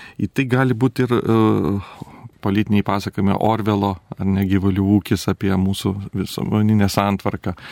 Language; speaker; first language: Lithuanian; native; Lithuanian